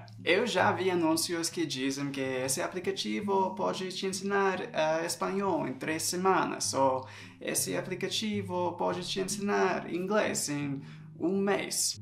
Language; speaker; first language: Portuguese; non-native, fluent; English